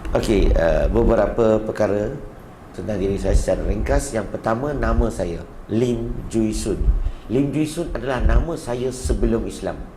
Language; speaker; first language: Malay; non-native, local second language; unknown